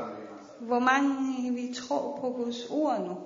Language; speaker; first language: Danish; non-native, fluent; Persian